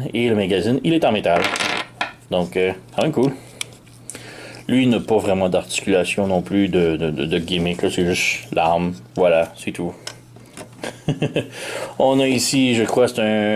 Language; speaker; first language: French; native; French